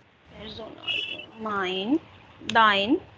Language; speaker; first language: German; non-native, fluent; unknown